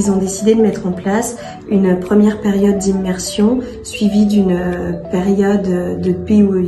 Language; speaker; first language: French; native; French